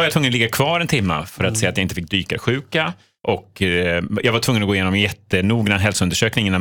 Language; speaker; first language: Swedish; native; Swedish